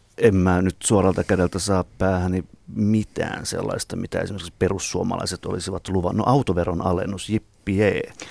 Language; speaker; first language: Finnish; native; Finnish